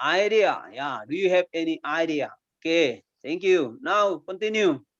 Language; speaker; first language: English; non-native, fluent; Indonesian